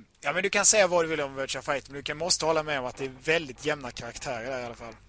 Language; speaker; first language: Swedish; native; Swedish